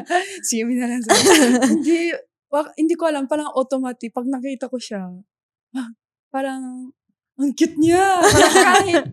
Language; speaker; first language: Filipino; non-native, learner; Japanese